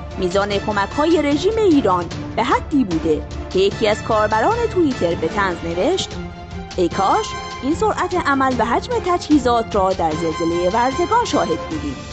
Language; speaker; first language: Persian; non-native, local second language; Azerbaijani